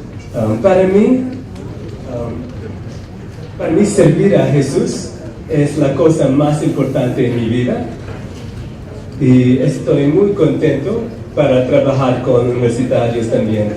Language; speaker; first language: Spanish; non-native, fluent; English